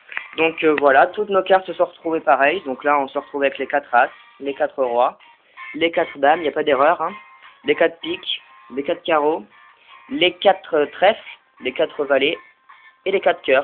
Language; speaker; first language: French; native; French